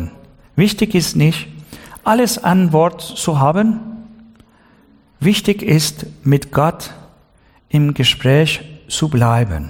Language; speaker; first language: German; non-native, learner; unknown